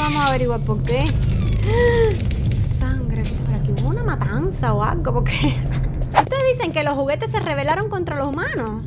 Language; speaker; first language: Spanish; native; Spanish